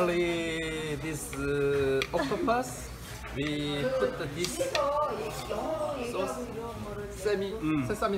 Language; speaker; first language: English; non-native, learner; Korean